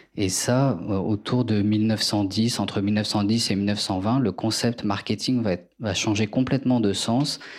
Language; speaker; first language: French; native; French